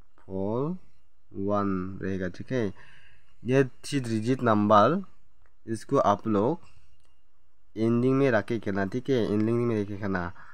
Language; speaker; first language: Hindi; non-native, local second language; Assamese